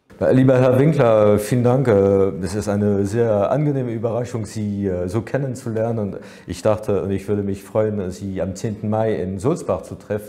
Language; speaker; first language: German; non-native, fluent; French